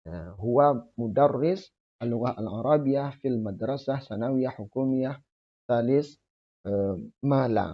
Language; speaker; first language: Arabic; non-native, fluent; Indonesian